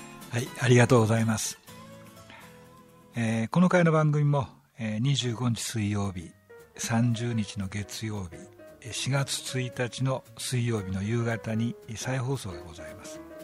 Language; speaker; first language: Japanese; native; Japanese